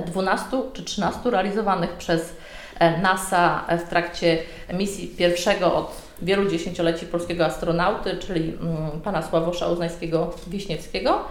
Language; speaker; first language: Polish; native; Polish